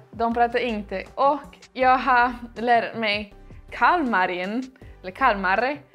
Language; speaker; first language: Swedish; non-native, learner; Portuguese